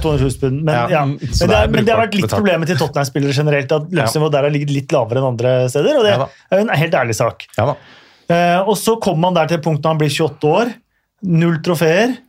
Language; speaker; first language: Norwegian; native; Norwegian